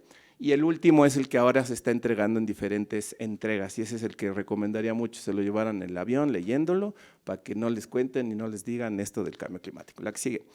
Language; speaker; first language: Spanish; native; Spanish